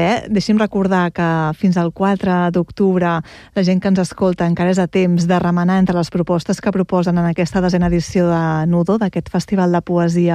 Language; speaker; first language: Catalan; native; Catalan